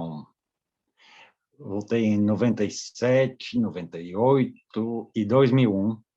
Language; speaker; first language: Portuguese; non-native, fluent; French